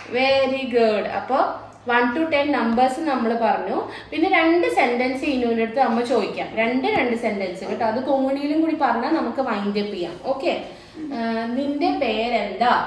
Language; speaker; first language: Malayalam; non-native, local second language; Konkani